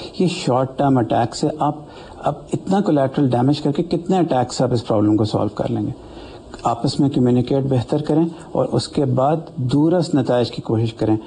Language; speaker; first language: Urdu; native; Urdu